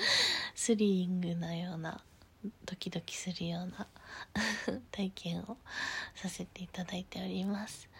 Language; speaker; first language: Japanese; native; Japanese